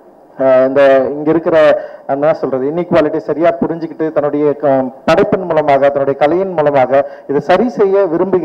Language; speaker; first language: Tamil; native; Tamil